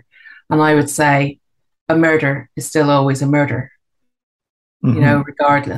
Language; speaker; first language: English; native; English